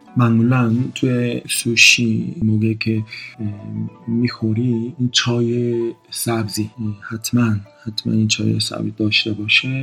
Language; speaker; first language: Persian; non-native, learner; Korean